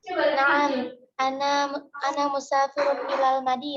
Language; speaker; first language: Arabic; non-native, learner; Indonesian